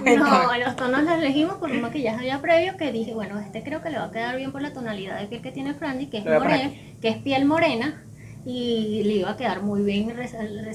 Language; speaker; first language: Spanish; native; Spanish